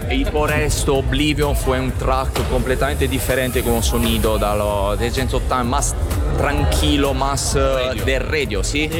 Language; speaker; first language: Spanish; non-native, learner; Italian